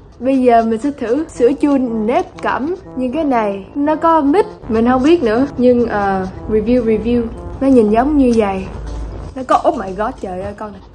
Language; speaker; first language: Vietnamese; early bilingual, heritage; Vietnamese